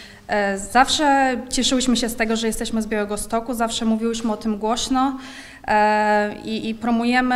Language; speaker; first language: Polish; native; Polish